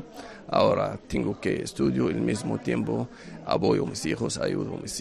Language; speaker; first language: Spanish; non-native, learner; Arabic